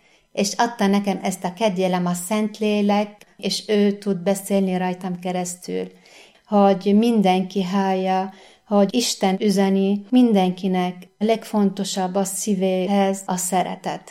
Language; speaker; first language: Hungarian; non-native, learner; Arabic